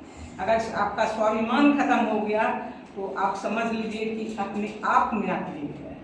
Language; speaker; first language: Hindi; native; Hindi